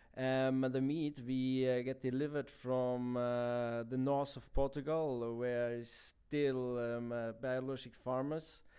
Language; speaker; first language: English; non-native, fluent; German